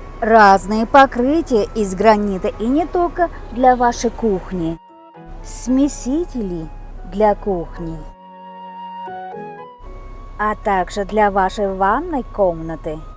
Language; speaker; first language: Russian; non-native, local second language; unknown